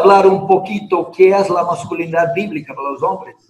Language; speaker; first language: Spanish; non-native, fluent; Portuguese